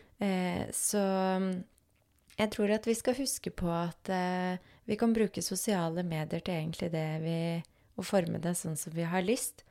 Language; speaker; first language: Norwegian; early bilingual, other home language; Polish